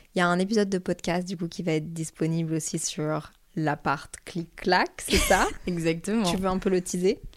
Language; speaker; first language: French; native; French